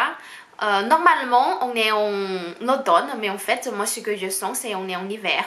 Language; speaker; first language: French; non-native, fluent; Chinese